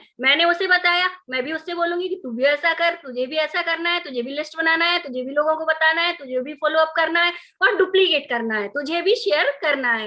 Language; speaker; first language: Hindi; native; Hindi